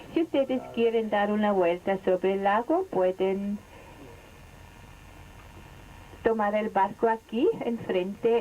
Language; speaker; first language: Spanish; non-native, fluent; German